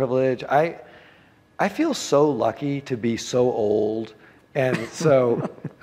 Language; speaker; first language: English; native; English